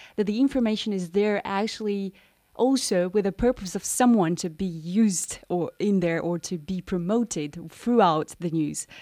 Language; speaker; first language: English; non-native, fluent; Romanian